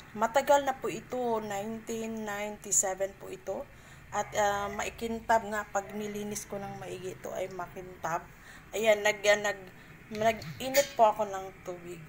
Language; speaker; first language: Filipino; non-native, local second language; Cebuano